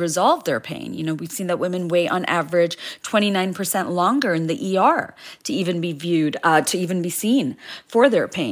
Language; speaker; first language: English; non-native, local second language; Bangla